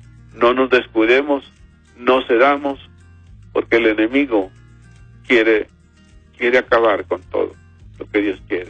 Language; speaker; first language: Spanish; native; Spanish